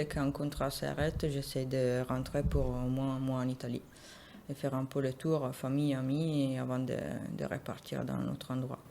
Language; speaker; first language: French; non-native, fluent; Italian